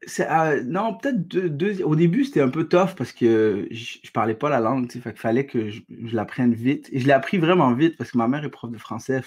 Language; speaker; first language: French; early bilingual, other home language; Arabic